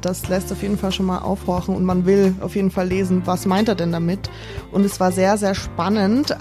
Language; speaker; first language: German; native; German